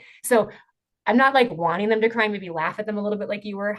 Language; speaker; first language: English; native; English